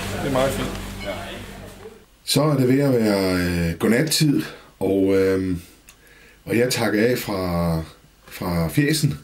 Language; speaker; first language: Danish; native; Danish